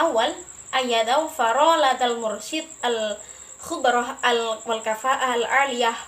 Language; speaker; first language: Arabic; non-native, learner; Indonesian